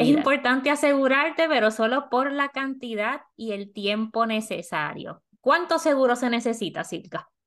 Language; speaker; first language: Spanish; native; Spanish